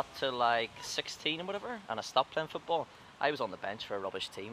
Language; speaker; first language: English; native; English